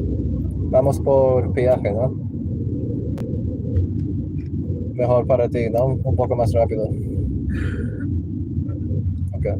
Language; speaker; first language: Spanish; non-native, learner; English